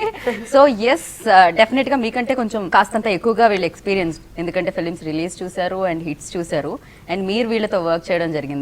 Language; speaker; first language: Telugu; native; Telugu